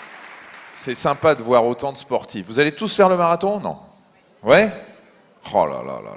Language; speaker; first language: French; native; French